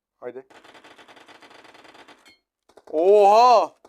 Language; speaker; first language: Turkish; native; Turkish